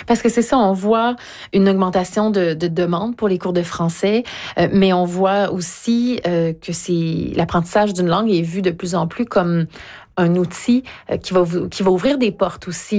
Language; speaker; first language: French; native; French